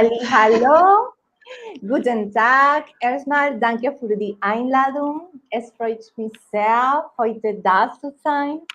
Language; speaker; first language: German; non-native, learner; Spanish